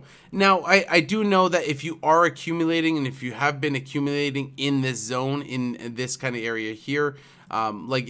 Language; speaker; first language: English; native; English